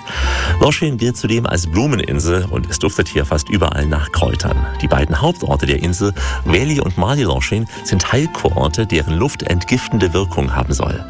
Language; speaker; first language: German; native; German